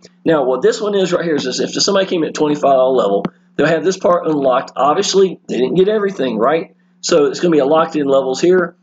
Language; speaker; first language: English; native; English